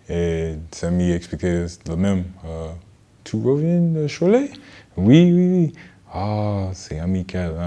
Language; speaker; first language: French; non-native, learner; English